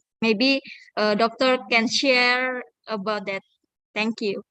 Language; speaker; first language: English; non-native, learner; Indonesian